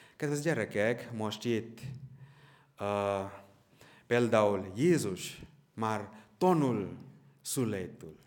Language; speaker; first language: Hungarian; non-native, learner; Bangla